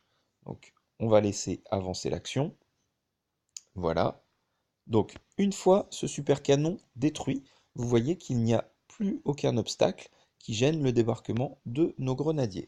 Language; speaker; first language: French; native; French